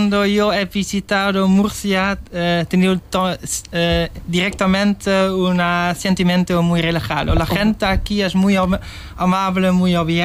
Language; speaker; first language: Spanish; non-native, learner; Dutch